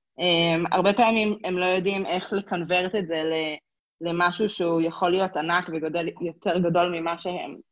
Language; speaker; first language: Hebrew; native; Hebrew